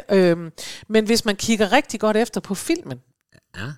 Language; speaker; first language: Danish; native; Danish